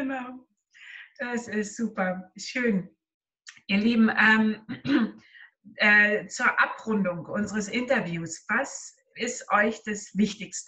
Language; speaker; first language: German; native; German